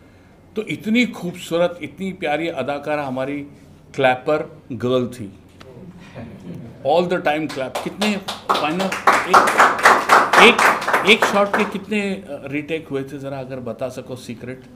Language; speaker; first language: Hindi; native; Hindi